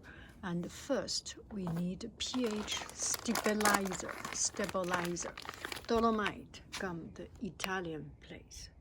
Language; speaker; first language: English; non-native, fluent; Chinese